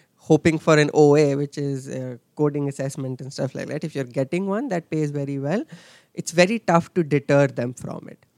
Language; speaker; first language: English; non-native, local second language; Hindi